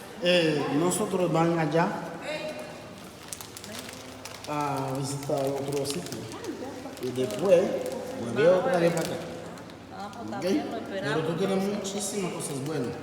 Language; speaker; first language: Spanish; non-native, learner; Haitian Creole